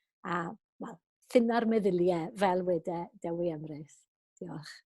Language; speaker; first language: Welsh; native; Welsh